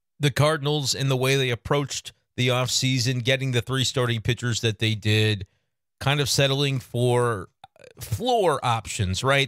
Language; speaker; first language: English; native; English